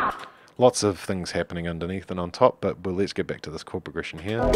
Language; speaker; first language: English; native; English